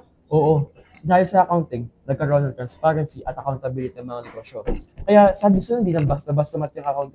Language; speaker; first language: Filipino; native; Filipino